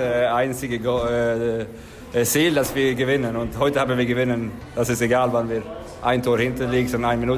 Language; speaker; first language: German; non-native, learner; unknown